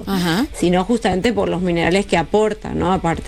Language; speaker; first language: Spanish; native; Spanish